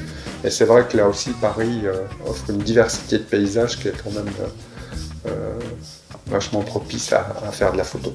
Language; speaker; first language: French; native; French